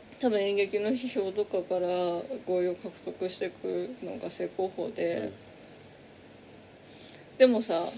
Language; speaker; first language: Japanese; native; Japanese